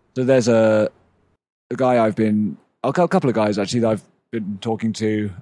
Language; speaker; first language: English; native; English